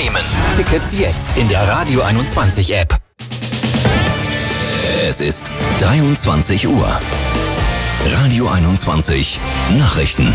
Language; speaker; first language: German; native; German